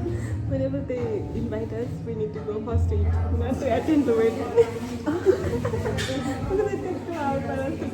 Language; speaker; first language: English; non-native, learner; Tibetan